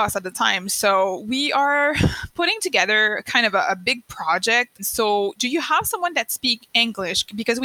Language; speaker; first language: English; non-native, fluent; French